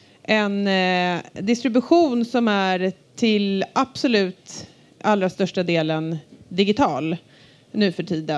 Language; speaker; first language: Swedish; native; Swedish